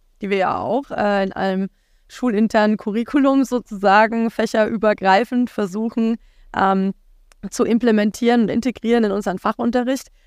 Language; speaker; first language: German; native; German